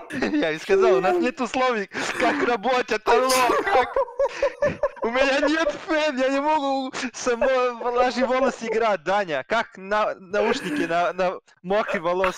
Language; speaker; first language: Russian; non-native, learner; Serbian